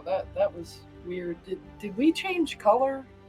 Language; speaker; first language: English; native; English